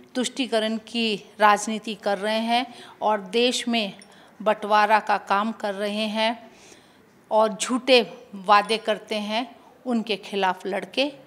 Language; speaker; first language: Hindi; native; Hindi